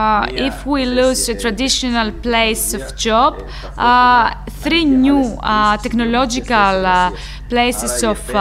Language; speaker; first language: English; non-native, fluent; Greek